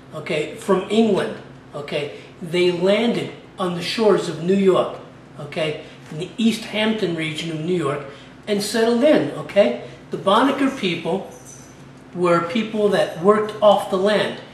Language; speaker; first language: English; native; English